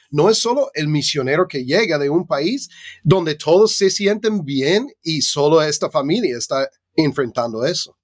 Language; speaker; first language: Spanish; non-native, fluent; English